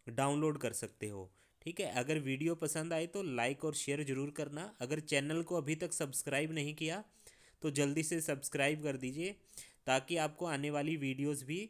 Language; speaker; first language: Hindi; non-native, local second language; Punjabi